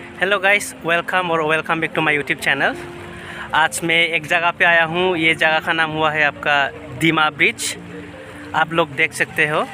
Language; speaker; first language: Hindi; non-native, local second language; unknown